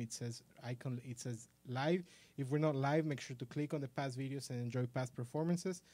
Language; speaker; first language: English; early bilingual, other home language; Spanish